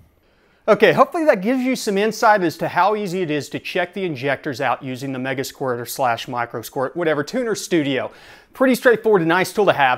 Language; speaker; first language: English; native; English